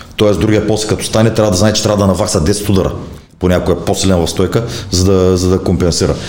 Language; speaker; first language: Bulgarian; native; Bulgarian